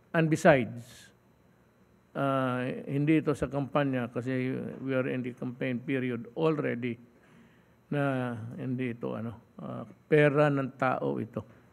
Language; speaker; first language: Filipino; non-native, local second language; Cebuano